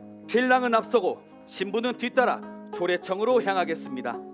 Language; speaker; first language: Korean; native; Korean